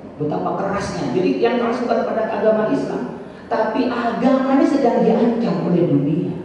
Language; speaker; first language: Indonesian; non-native, local second language; Madurese